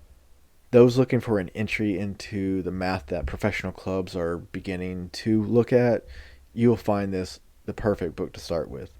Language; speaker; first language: English; native; English